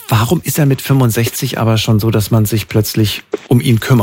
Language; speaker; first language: German; native; German